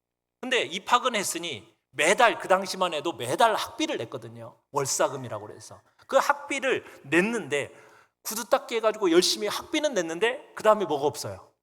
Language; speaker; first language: Korean; native; Korean